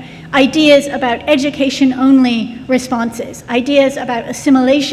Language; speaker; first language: English; native; English